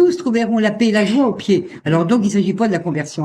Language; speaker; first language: French; native; French